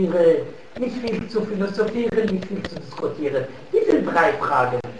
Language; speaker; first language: German; non-native, fluent; Arabic